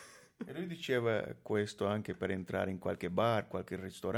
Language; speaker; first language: Italian; non-native, fluent; Portuguese